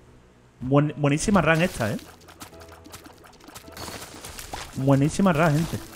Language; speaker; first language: Spanish; native; Spanish